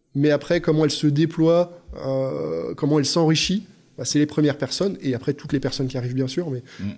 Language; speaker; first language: French; native; French